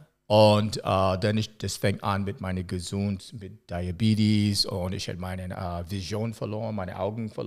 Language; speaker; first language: German; non-native, learner; English